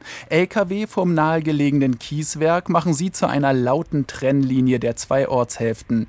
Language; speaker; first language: German; native; German